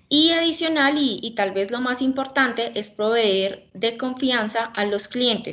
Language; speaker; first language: Spanish; native; Spanish